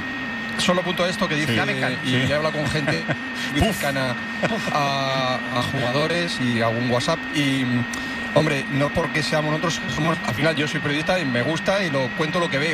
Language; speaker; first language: Spanish; native; Spanish